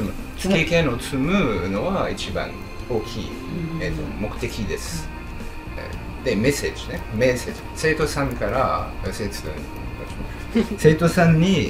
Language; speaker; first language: Japanese; non-native, learner; French